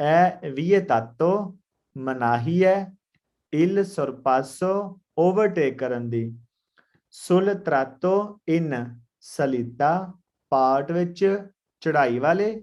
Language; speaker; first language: Italian; non-native, learner; Punjabi